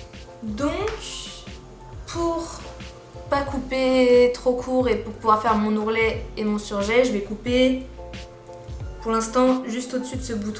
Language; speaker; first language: French; native; French